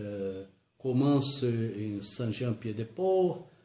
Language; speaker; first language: French; non-native, learner; Portuguese